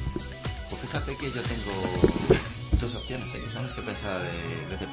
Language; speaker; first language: Spanish; native; Spanish